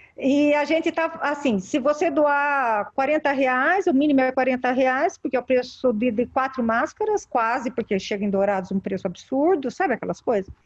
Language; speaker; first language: Portuguese; native; Portuguese